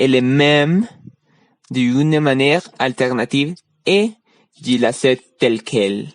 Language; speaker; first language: French; non-native, learner; Spanish